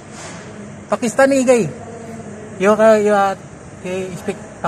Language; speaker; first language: English; non-native, learner; Filipino